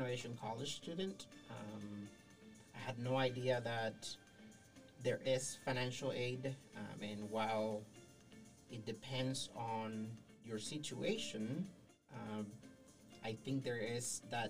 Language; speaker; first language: English; non-native, fluent; Spanish